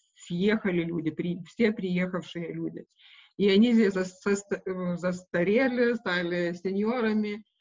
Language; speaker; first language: Russian; non-native, local second language; Lithuanian